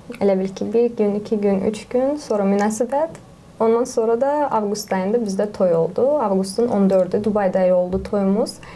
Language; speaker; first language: Azerbaijani; non-native, local second language; Lezghian